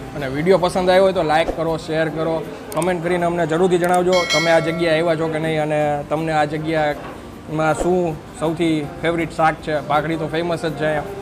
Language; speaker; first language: Gujarati; native; Gujarati